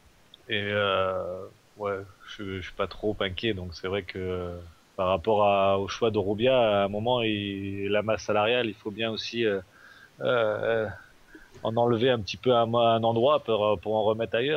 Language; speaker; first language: French; native; French